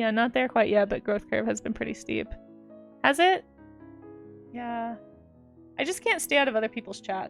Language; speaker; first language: English; native; English